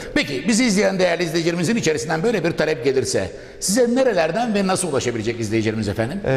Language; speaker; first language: Turkish; native; Turkish